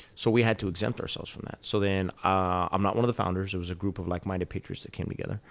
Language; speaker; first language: English; native; English